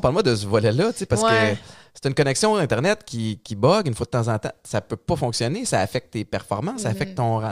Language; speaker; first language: French; native; French